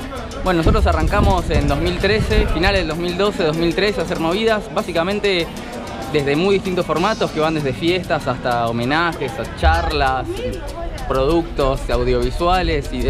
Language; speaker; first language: Spanish; native; Spanish